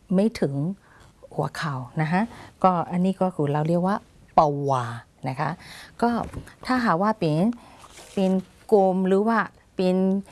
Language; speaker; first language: Thai; non-native, fluent; Burmese